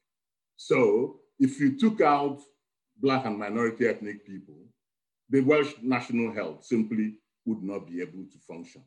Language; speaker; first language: English; non-native, local second language; Igbo